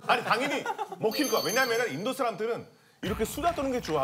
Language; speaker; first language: Korean; non-native, fluent; Hindi